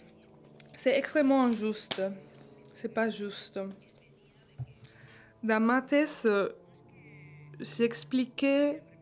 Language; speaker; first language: French; non-native, fluent; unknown